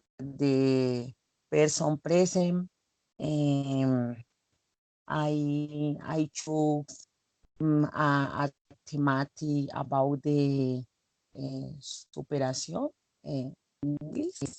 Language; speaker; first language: English; non-native, learner; Spanish